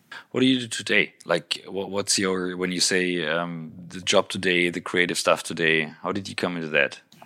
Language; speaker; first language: English; non-native, fluent; German